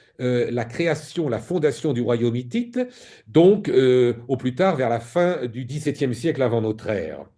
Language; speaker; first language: French; native; French